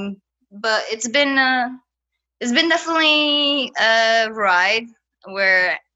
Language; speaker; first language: English; non-native, fluent; Romanian